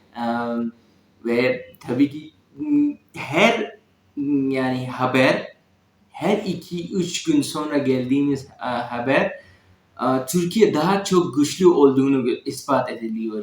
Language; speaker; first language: Turkish; non-native, learner; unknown